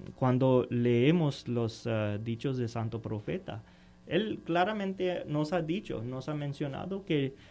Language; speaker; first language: Spanish; non-native, learner; Urdu